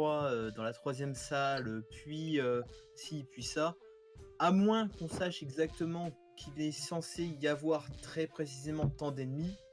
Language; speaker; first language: French; native; French